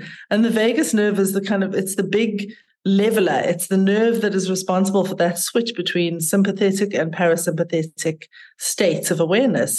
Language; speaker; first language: English; native; English